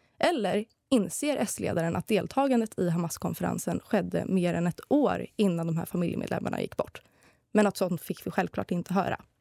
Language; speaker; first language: Swedish; native; Swedish